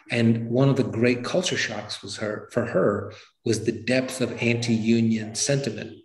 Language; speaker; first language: English; native; English